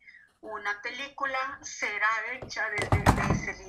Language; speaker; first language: Spanish; native; Spanish